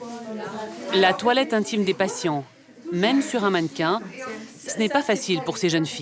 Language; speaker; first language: French; native; French